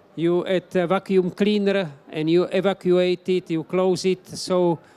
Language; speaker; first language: English; non-native, fluent; Czech